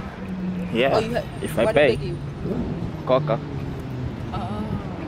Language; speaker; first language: English; non-native, fluent; Portuguese